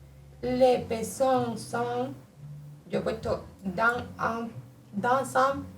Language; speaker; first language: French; non-native, learner; Spanish